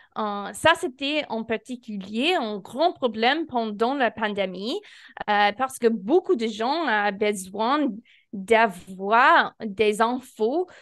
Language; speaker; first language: French; non-native, fluent; English